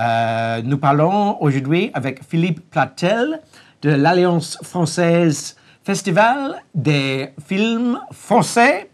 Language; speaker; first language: French; non-native, learner; English